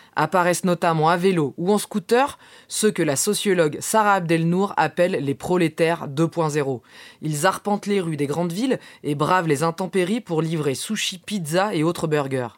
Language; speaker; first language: French; native; French